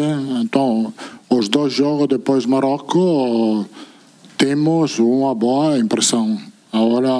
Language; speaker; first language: Portuguese; non-native, learner; Italian